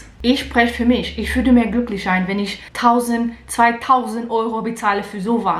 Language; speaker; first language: German; non-native, learner; Portuguese